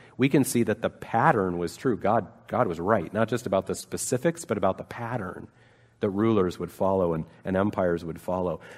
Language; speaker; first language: English; native; English